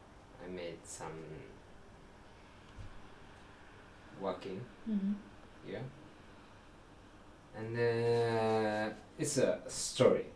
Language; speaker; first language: English; non-native, learner; Japanese